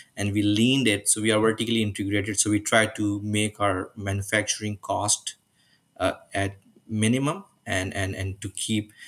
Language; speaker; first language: English; non-native, local second language; Urdu